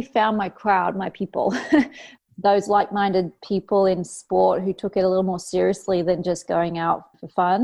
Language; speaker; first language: English; native; English